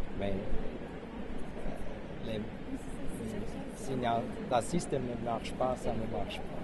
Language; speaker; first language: French; non-native, fluent; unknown